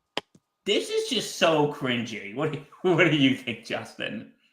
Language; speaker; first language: English; native; English